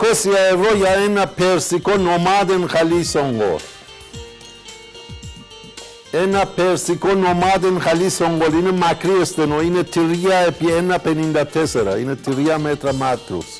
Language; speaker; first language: Greek; non-native, learner; Persian